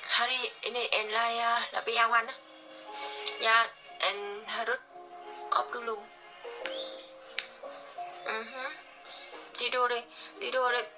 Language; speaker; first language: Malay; non-native, learner; Vietnamese